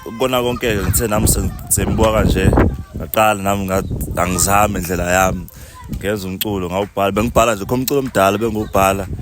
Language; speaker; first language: Zulu; native; Zulu